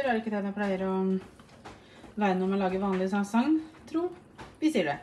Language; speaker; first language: Norwegian; native; Norwegian